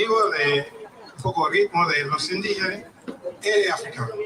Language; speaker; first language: Spanish; non-native, learner; Haitian Creole